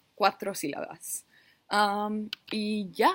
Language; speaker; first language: Spanish; non-native, learner; English